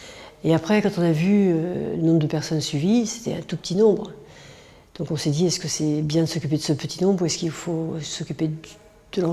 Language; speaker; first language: French; native; French